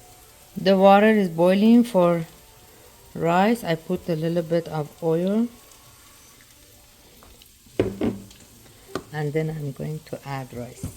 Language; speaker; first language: English; non-native, learner; Persian